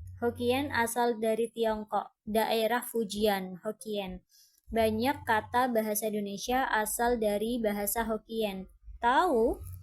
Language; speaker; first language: Indonesian; non-native, fluent; Thai